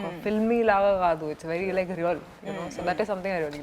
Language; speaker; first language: Telugu; non-native, fluent; Hindi